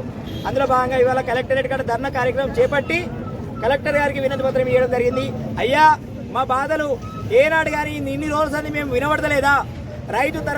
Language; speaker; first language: Telugu; native; Telugu